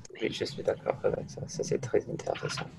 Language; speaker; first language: French; non-native, learner; English